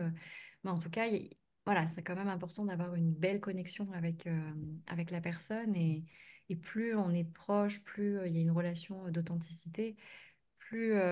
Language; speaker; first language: French; native; French